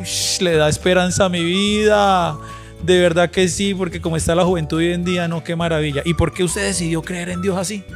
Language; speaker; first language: Spanish; native; Spanish